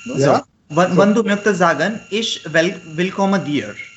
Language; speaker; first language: German; non-native, learner; Marathi